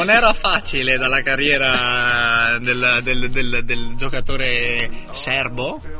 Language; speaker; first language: Italian; native; Italian